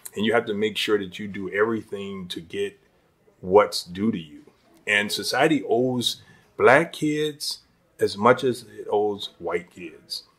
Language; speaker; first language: English; native; English